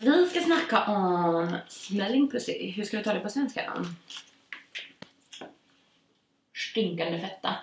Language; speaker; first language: Swedish; native; Swedish